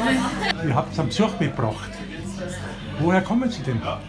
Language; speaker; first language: German; native; German